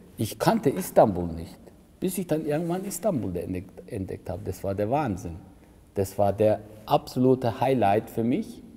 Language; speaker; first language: German; early bilingual, other home language; Turkish